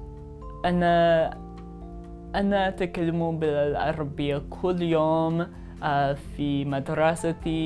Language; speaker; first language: Arabic; non-native, learner; English